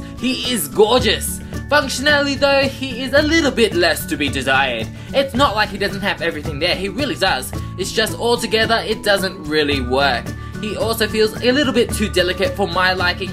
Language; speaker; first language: English; native; English